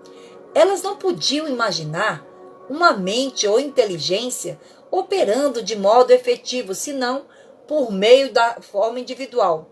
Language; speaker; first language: Portuguese; native; Portuguese